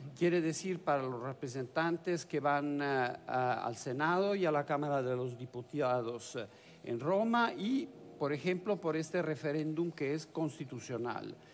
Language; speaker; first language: Spanish; non-native, fluent; Italian